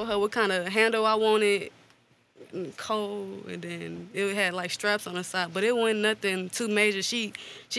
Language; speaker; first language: English; native; English